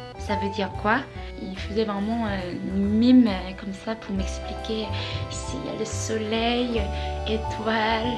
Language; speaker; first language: French; non-native, fluent; Korean